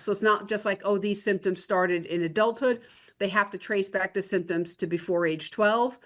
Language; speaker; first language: English; native; English